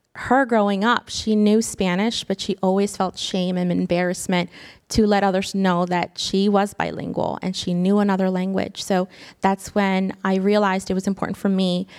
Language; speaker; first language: English; early bilingual, other home language; Spanish